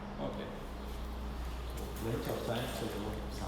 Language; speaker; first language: English; non-native, learner; Russian